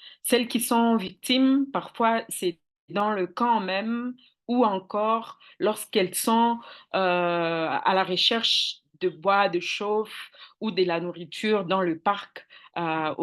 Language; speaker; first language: French; non-native, local second language; Swahili